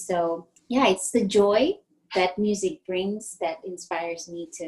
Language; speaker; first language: English; non-native, local second language; Shona